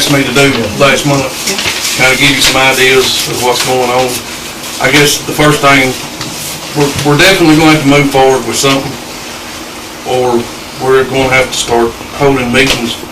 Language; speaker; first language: English; native; English